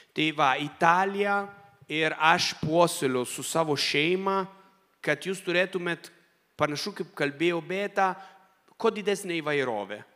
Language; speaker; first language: Lithuanian; non-native, fluent; Italian